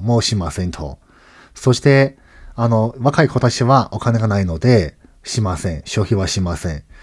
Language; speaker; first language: Japanese; non-native, fluent; Chinese